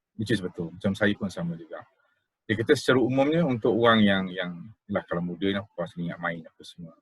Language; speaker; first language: Malay; native; Malay